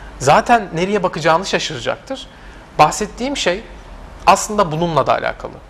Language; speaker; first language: Turkish; native; Turkish